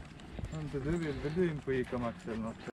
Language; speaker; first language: Swedish; native; Swedish